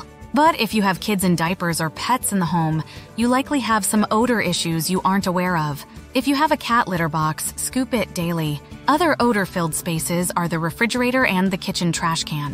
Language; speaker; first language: English; native; English